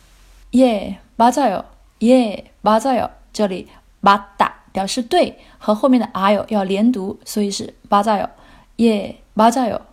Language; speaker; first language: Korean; non-native, fluent; Chinese